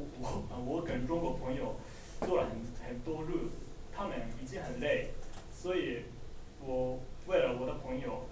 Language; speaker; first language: Chinese; non-native, learner; Japanese